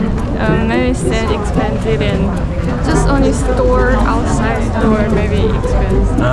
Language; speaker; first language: English; non-native, learner; Chinese